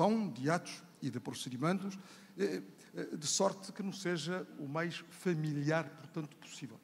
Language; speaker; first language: Portuguese; non-native, local second language; Kabuverdianu